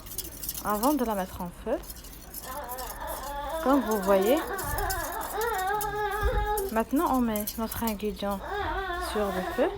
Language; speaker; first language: French; non-native, local second language; Arabic